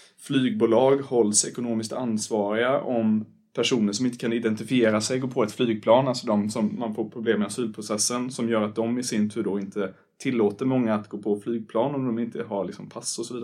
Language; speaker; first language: Swedish; native; Swedish